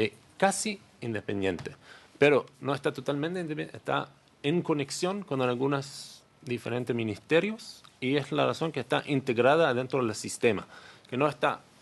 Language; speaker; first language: Spanish; non-native, learner; Hebrew